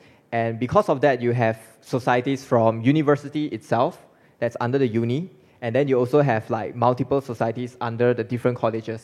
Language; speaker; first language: English; non-native, local second language; Chinese